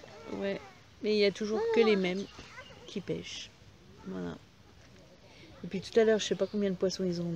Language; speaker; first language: French; native; French